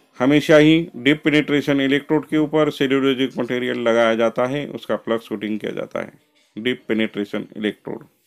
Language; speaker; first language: Hindi; non-native, local second language; Marathi